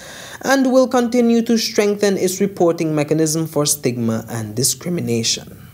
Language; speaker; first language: English; native; English